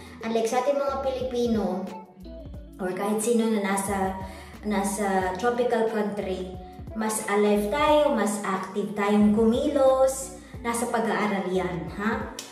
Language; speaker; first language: Filipino; native; Filipino